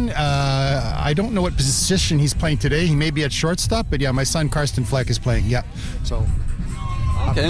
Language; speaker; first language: English; native; English